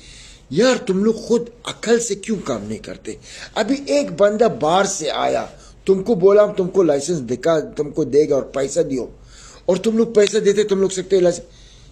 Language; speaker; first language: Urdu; non-native, local second language; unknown